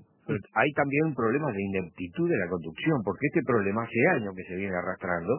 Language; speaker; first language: Spanish; native; Spanish